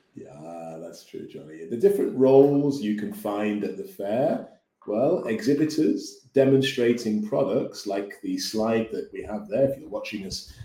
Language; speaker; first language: English; native; English